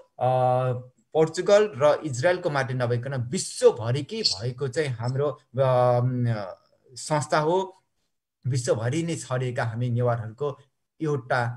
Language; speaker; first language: Nepali; non-native, local second language; Newari